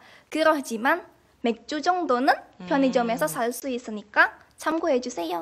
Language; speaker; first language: Korean; non-native, fluent; Indonesian